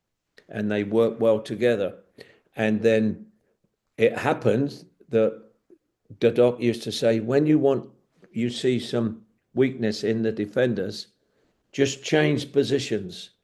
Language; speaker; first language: English; native; English